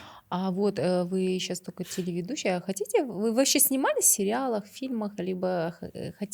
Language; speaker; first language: Russian; non-native, local second language; Kazakh